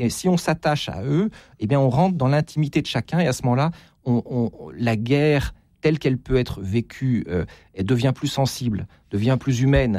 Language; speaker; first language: French; native; French